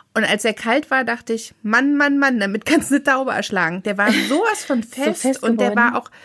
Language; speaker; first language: German; native; German